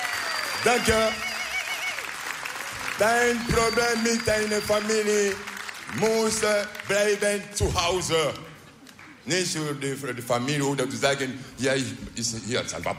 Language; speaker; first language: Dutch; non-native, learner; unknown